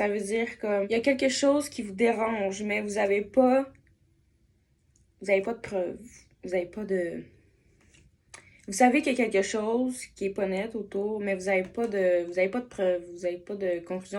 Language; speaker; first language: French; native; French